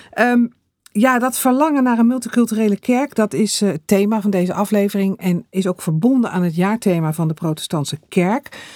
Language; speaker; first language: Dutch; native; Dutch